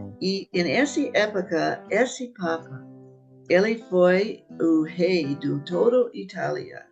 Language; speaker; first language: Portuguese; non-native, fluent; English